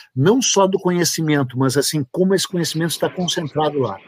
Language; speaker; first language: Portuguese; native; Portuguese